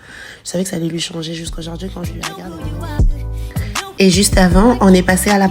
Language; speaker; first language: French; native; French